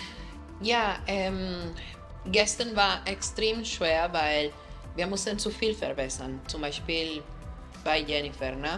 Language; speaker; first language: German; non-native, fluent; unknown